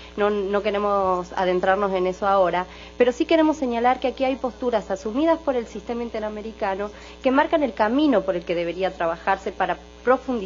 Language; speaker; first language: Spanish; native; Spanish